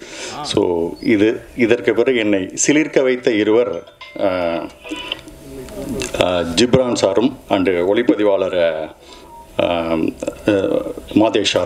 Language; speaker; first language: Tamil; native; Tamil